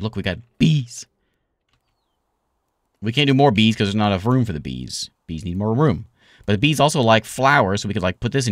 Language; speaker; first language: English; native; English